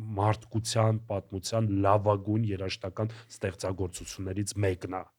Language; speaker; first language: Armenian; native; Armenian